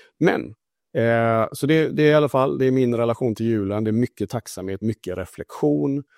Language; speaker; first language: Swedish; early bilingual, other home language; Italian